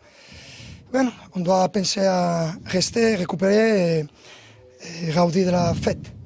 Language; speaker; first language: French; non-native, learner; Spanish